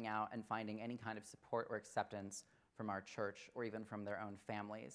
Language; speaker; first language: English; native; English